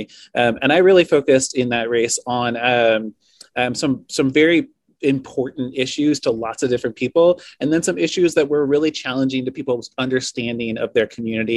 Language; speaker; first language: English; native; English